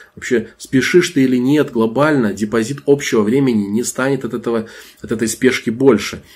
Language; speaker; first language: Russian; non-native, local second language; Belarusian